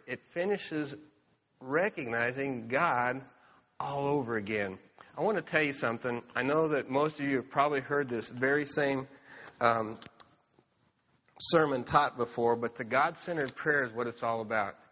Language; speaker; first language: English; native; English